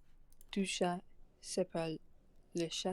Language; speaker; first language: French; non-native, learner; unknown